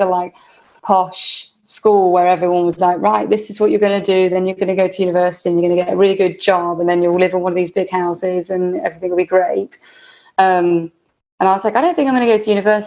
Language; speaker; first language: English; native; English